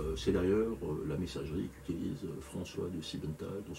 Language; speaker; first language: French; native; French